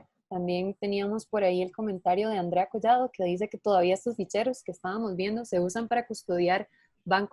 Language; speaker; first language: Spanish; native; Spanish